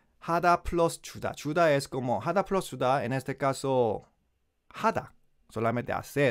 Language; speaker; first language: Spanish; non-native, learner; Korean